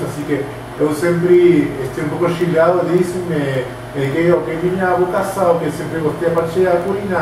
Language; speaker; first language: Portuguese; non-native, fluent; Spanish